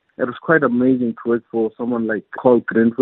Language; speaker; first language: English; non-native, local second language; Zulu